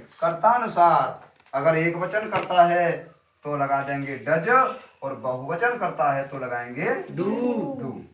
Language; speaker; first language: Hindi; native; Hindi